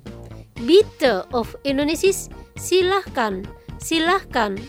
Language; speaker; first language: German; non-native, fluent; Indonesian